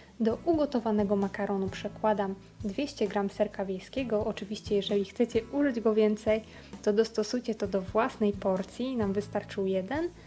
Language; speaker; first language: Polish; native; Polish